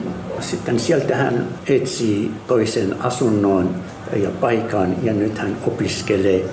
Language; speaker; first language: Finnish; non-native, learner; Arabic